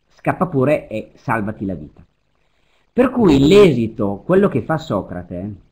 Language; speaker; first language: Italian; native; Italian